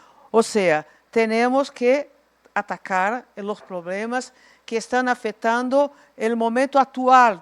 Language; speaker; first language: Spanish; non-native, local second language; Portuguese